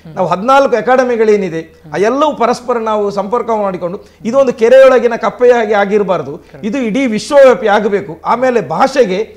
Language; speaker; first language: Kannada; non-native, local second language; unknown